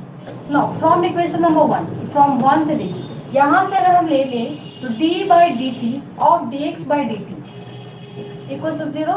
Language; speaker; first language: Hindi; native; Hindi